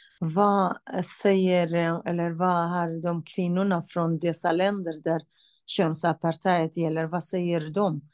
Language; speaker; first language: Swedish; non-native, fluent; Central Kurdish